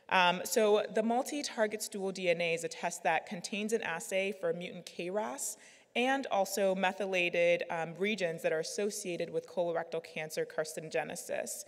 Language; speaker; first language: English; native; English